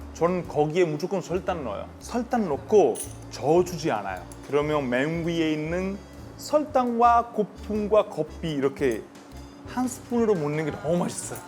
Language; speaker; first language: Korean; non-native, fluent; Italian